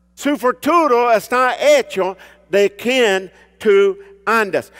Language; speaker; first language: Spanish; early bilingual, heritage; Spanish